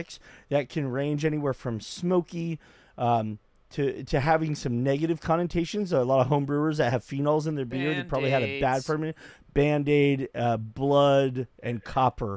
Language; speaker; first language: English; native; English